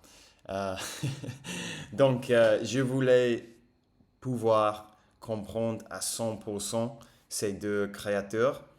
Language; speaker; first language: French; non-native, fluent; English